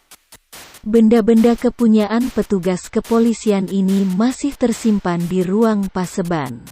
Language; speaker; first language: Indonesian; native; Indonesian